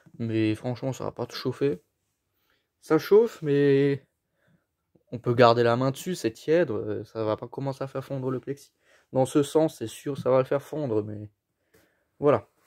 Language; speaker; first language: French; native; French